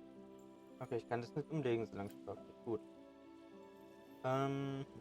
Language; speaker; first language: German; native; German